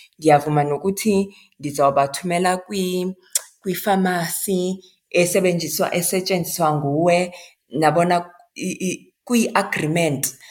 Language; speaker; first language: Xhosa; non-native, local second language; Zulu